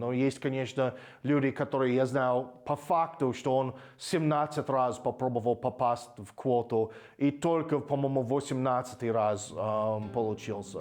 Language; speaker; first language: Russian; non-native, fluent; English